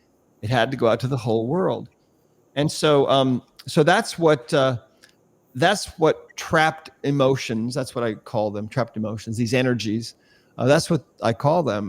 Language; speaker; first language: English; native; English